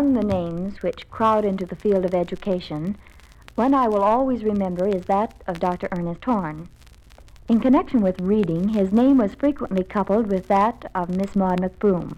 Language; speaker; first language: English; native; English